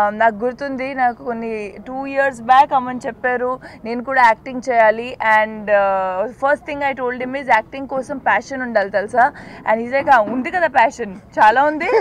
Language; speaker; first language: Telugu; non-native, learner; Punjabi